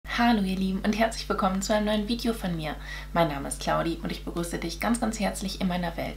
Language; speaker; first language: German; native; German